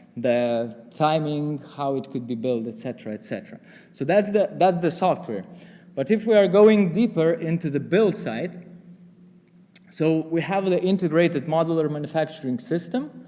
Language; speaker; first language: English; non-native, fluent; Lithuanian